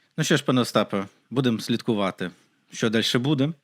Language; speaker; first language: Ukrainian; native; Ukrainian